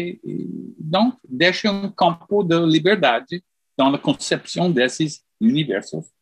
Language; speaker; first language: Portuguese; non-native, fluent; English